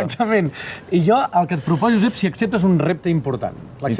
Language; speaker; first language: Catalan; native; Catalan